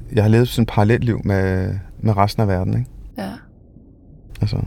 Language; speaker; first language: Danish; early bilingual, other home language; Hindi